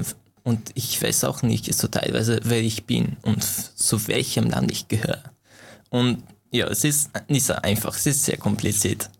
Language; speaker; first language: German; non-native, fluent; Persian